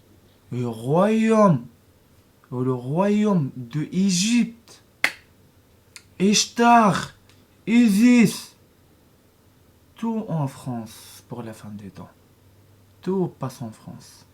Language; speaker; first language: French; non-native, learner; Arabic